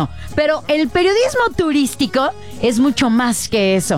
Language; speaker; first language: Spanish; native; Spanish